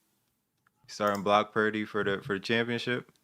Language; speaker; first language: English; native; English